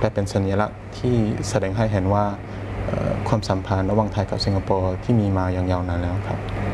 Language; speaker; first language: Thai; non-native, fluent; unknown